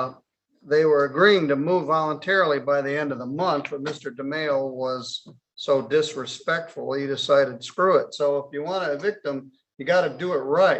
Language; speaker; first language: English; native; English